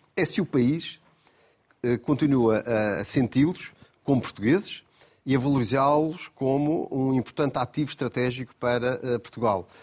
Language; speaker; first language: Portuguese; native; Portuguese